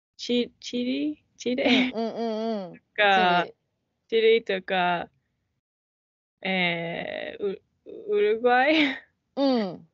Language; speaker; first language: Japanese; non-native, learner; English